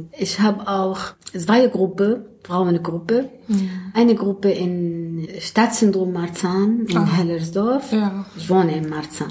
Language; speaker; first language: German; non-native, learner; Arabic